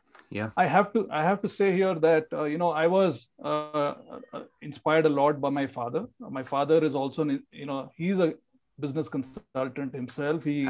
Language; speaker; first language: English; non-native, local second language; Kannada